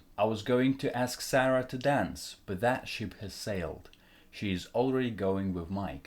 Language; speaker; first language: English; non-native, fluent; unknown